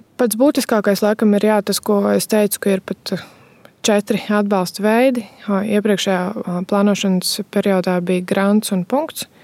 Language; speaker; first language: Latvian; native; Latvian